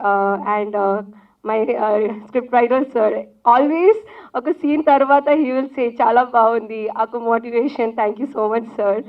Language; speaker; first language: Telugu; non-native, local second language; Malayalam